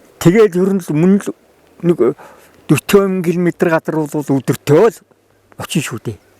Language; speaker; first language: Mongolian; native; Mongolian